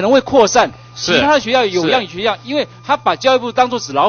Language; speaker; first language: Chinese; native; Chinese